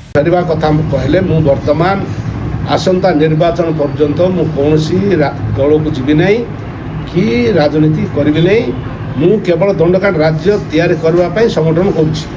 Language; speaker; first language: Odia; non-native, local second language; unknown